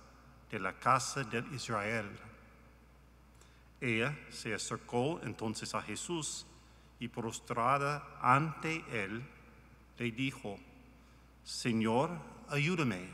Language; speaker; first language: Spanish; non-native, learner; English